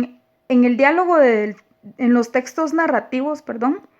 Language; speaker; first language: Spanish; native; Spanish